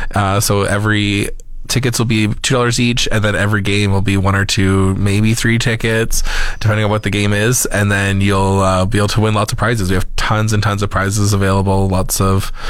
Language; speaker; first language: English; native; English